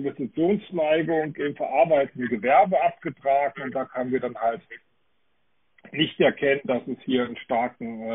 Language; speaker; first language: German; native; German